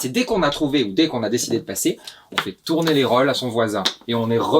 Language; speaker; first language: French; native; French